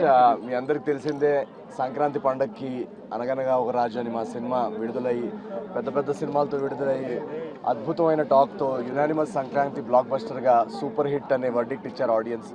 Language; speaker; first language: Telugu; native; Telugu